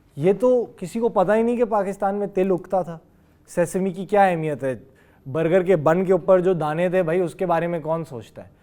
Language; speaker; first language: Urdu; native; Urdu